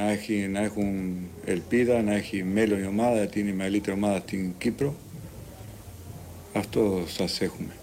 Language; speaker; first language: Greek; non-native, learner; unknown